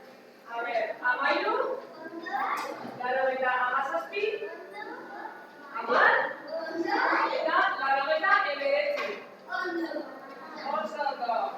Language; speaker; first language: Basque; non-native, local second language; Spanish